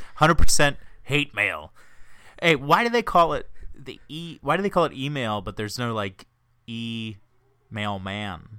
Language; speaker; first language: English; native; English